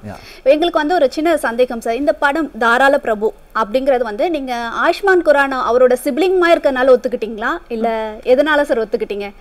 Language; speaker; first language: Tamil; native; Tamil